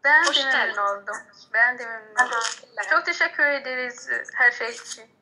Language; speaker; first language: Turkish; non-native, learner; Arabic